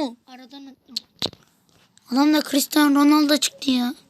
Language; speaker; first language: Turkish; native; Turkish